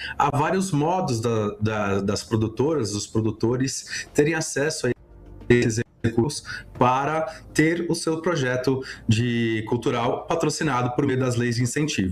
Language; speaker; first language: Portuguese; native; Portuguese